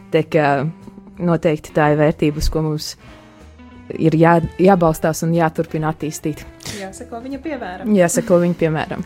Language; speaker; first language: Latvian; native; Latvian